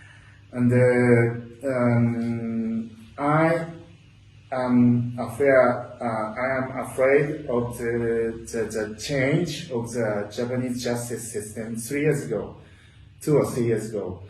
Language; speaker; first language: English; non-native, learner; Japanese